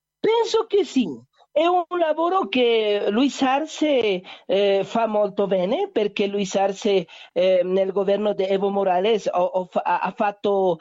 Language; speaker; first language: Italian; non-native, learner; Spanish